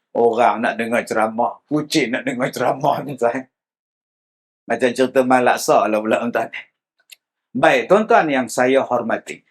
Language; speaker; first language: Malay; native; Malay